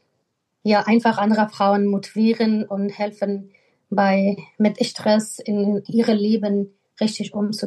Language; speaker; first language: German; non-native, fluent; Persian